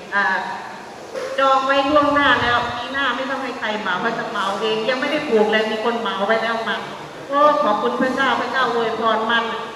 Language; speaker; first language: Thai; non-native, local second language; Northeastern Thai